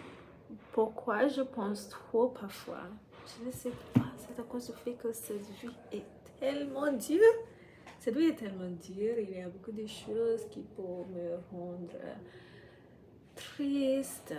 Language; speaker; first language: French; non-native, fluent; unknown